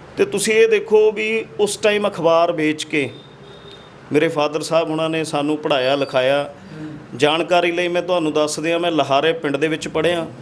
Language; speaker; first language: Punjabi; non-native, local second language; Hindi